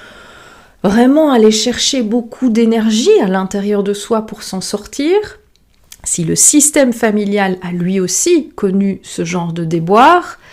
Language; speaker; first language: French; native; French